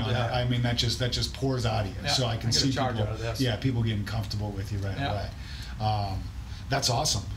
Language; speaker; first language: English; native; English